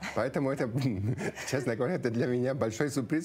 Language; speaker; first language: Russian; non-native, fluent; Italian